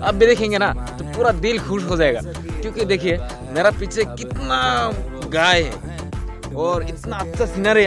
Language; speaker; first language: Hindi; non-native, local second language; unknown